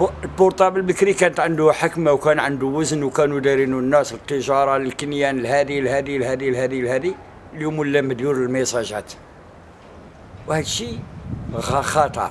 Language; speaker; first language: Arabic; native; Arabic